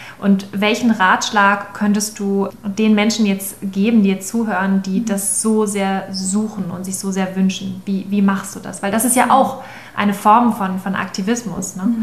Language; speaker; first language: German; native; German